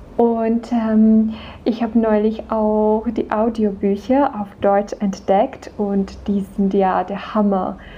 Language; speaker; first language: German; non-native, fluent; Czech